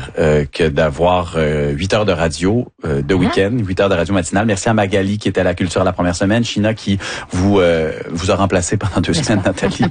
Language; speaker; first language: French; native; French